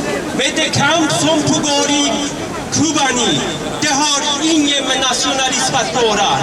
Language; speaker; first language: Swedish; non-native, fluent; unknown